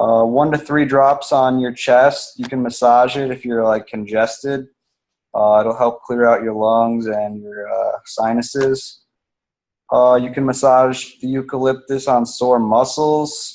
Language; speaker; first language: English; native; English